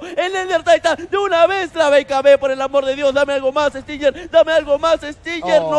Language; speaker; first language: Spanish; native; Spanish